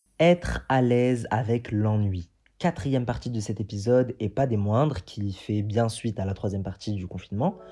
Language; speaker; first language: French; non-native, local second language; Arabic